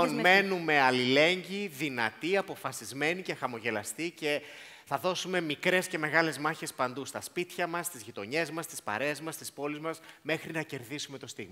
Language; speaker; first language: Greek; native; Greek